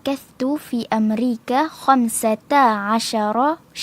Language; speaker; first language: Arabic; non-native, learner; Malay